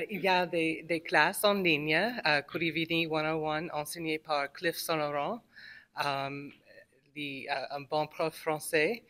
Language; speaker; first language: French; non-native, local second language; English